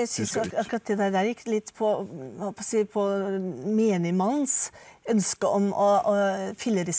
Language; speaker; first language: Norwegian; native; Norwegian